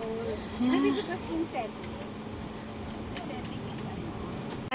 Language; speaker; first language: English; non-native, local second language; Filipino